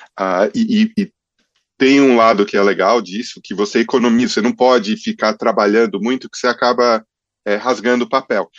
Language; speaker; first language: Portuguese; early bilingual, other home language; English